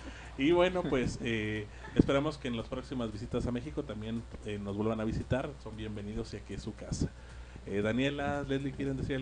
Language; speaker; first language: Spanish; native; Spanish